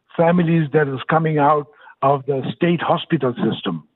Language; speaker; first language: English; non-native, fluent; Bangla